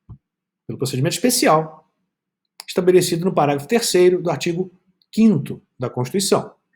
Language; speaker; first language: Portuguese; native; Portuguese